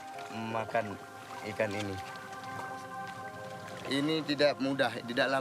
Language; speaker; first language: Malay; non-native, local second language; Balinese